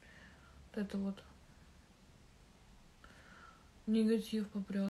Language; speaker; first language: Russian; native; Russian